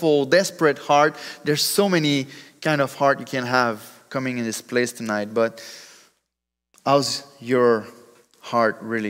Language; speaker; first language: English; non-native, fluent; French